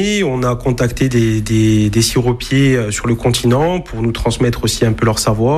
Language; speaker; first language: French; native; French